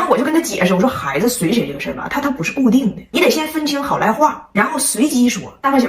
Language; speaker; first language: Chinese; native; Chinese